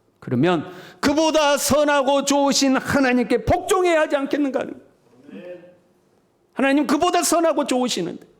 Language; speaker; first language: Korean; native; Korean